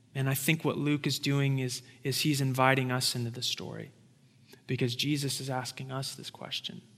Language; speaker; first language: English; native; English